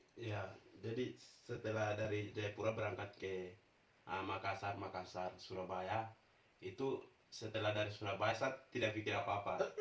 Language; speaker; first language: Indonesian; non-native, local second language; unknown